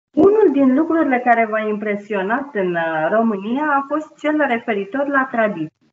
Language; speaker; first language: Romanian; native; Romanian